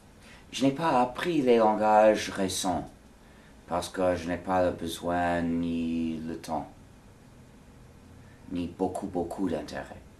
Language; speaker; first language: French; non-native, fluent; English